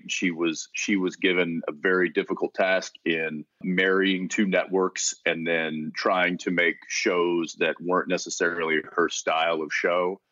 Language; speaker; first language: English; native; English